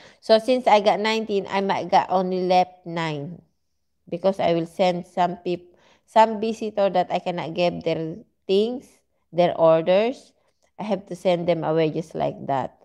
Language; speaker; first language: English; non-native, learner; Filipino